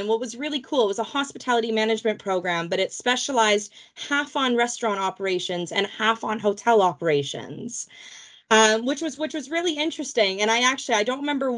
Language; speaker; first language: English; native; English